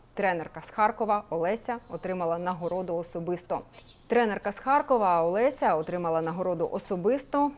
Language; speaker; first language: Ukrainian; native; Ukrainian